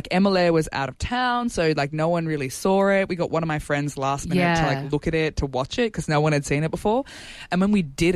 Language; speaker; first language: English; native; English